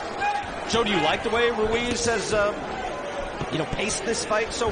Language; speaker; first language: English; native; English